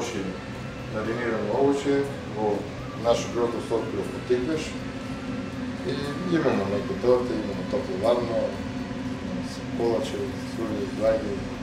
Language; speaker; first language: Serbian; non-native, learner; Macedonian